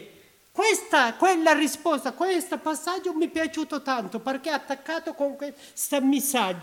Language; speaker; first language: Italian; non-native, learner; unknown